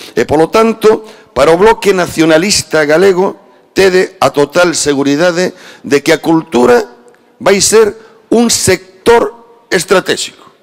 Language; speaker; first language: Galician; native; Galician